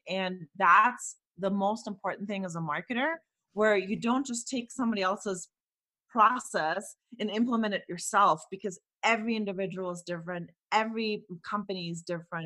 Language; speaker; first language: English; non-native, fluent; German